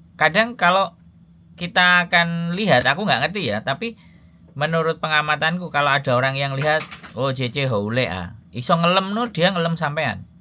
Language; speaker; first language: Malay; non-native, local second language; Javanese